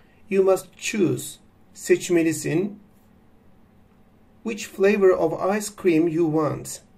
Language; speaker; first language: English; non-native, fluent; Turkish